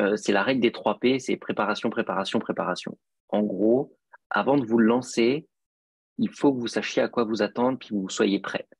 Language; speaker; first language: French; native; French